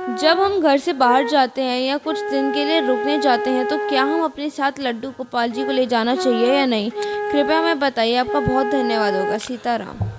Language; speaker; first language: Hindi; native; Hindi